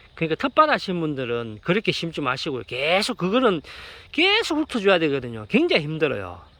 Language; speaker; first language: Korean; native; Korean